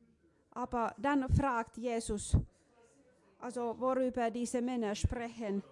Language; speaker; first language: German; non-native, fluent; Finnish